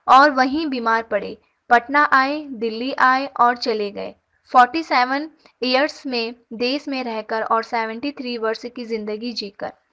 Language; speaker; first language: Hindi; native; Hindi